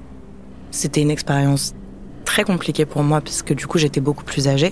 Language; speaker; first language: French; native; French